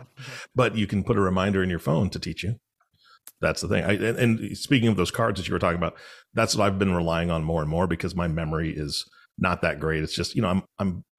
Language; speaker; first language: English; native; English